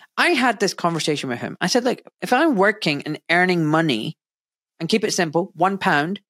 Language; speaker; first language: English; native; English